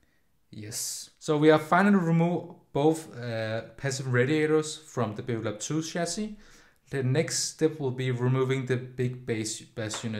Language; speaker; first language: English; non-native, fluent; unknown